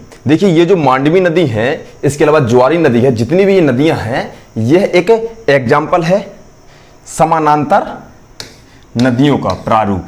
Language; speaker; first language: Hindi; native; Hindi